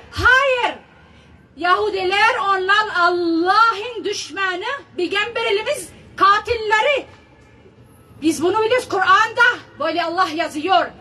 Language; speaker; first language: Turkish; non-native, learner; Arabic